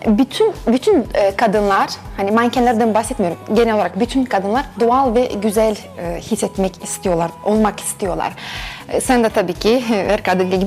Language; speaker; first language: Turkish; non-native, fluent; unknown